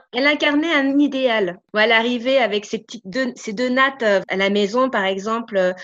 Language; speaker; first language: French; native; French